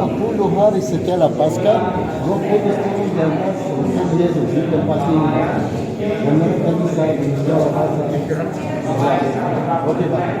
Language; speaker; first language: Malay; non-native, fluent; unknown